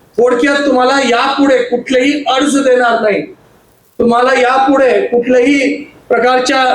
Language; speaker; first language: Marathi; non-native, local second language; Hindi